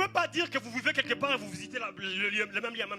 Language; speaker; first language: French; native; French